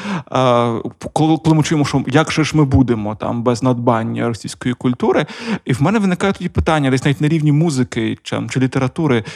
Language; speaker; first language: Ukrainian; non-native, local second language; Russian